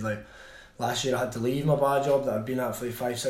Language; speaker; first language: English; native; English